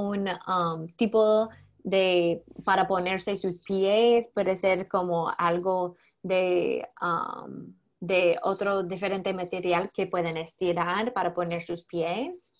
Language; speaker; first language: Spanish; non-native, learner; English